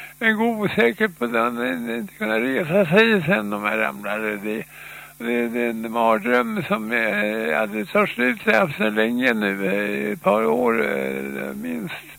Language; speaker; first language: Swedish; native; Swedish